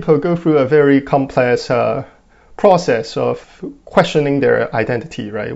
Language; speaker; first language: English; non-native, local second language; Cantonese